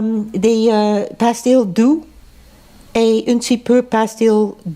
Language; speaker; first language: French; non-native, local second language; English